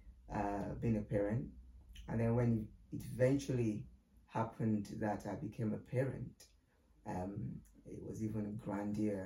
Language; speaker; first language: English; non-native, local second language; Yoruba